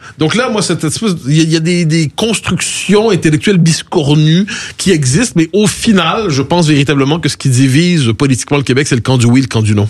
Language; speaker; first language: French; native; French